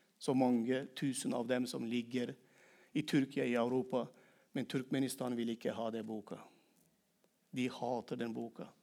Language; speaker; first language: Norwegian; non-native, fluent; Turkmen